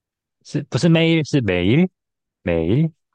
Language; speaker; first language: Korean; non-native, fluent; Chinese